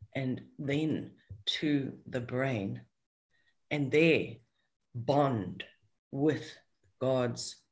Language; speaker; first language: English; native; English